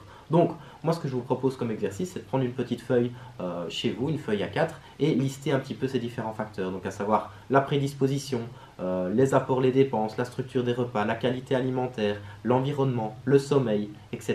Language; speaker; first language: French; native; French